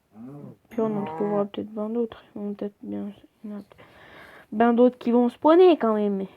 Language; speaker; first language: French; native; French